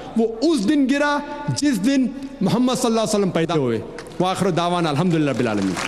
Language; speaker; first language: Urdu; non-native, local second language; Konkani